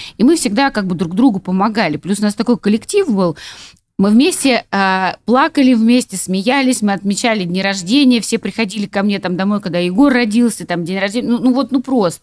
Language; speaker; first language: Russian; native; Russian